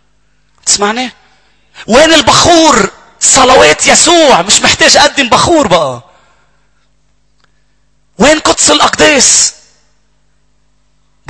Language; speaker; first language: Arabic; native; Arabic